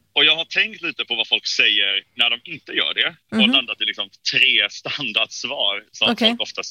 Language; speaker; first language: Swedish; native; Swedish